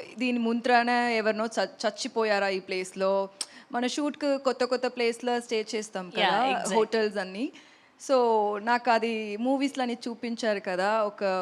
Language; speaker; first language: Telugu; non-native, learner; Tamil